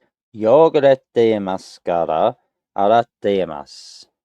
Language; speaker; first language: Japanese; non-native, learner; English